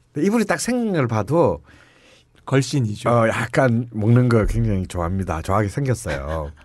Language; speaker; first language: Korean; native; Korean